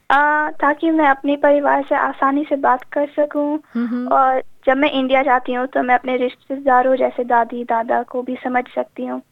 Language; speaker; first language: Hindi; early bilingual, heritage; Hindi